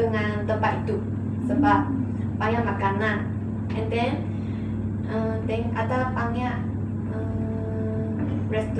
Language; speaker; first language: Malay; non-native, local second language; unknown